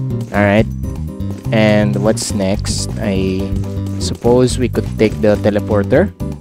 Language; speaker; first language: English; non-native, local second language; Filipino